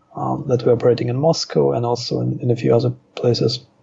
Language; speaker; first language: English; non-native, fluent; Russian